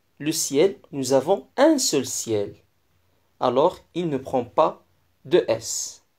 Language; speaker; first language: French; non-native, local second language; Arabic